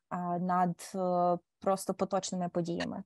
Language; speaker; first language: Ukrainian; early bilingual, heritage; Ukrainian